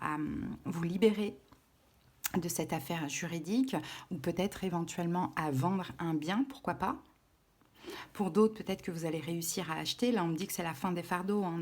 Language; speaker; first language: French; native; French